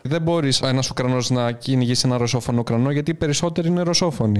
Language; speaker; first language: Greek; native; Greek